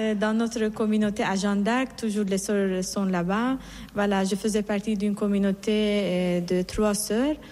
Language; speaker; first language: French; non-native, fluent; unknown